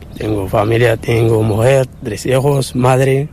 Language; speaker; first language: Spanish; non-native, learner; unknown